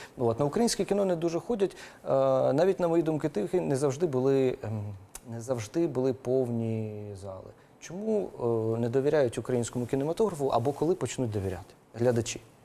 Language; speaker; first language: Ukrainian; native; Ukrainian